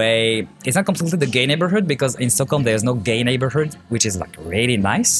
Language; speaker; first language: English; non-native, fluent; French